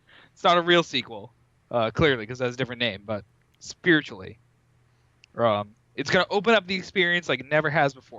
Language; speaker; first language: English; native; English